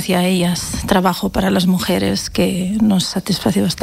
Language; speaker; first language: Spanish; native; Spanish